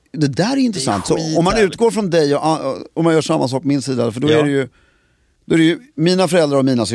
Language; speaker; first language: Swedish; native; Swedish